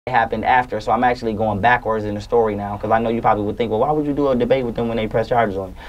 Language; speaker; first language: English; native; English